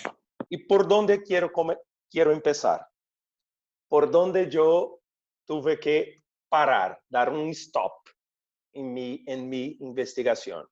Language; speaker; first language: Spanish; non-native, fluent; Portuguese